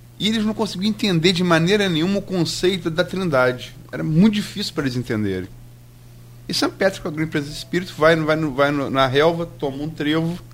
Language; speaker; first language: Portuguese; native; Portuguese